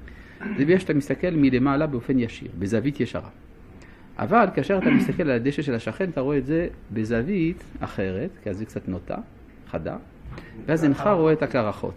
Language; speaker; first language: Hebrew; non-native, fluent; French